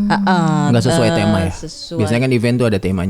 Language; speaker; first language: Indonesian; native; Indonesian